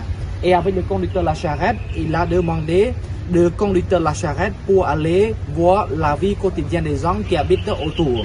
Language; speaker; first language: French; non-native, fluent; Khmer